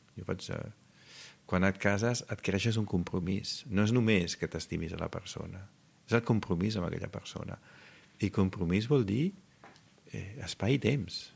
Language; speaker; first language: Catalan; non-native, fluent; Italian